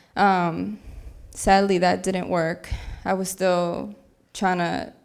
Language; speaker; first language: English; native; English